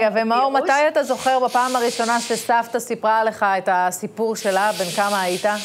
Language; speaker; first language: Hebrew; native; Hebrew